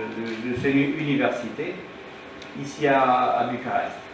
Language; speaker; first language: French; non-native, learner; Romanian